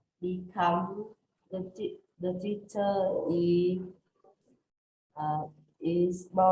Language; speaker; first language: English; non-native, learner; Vietnamese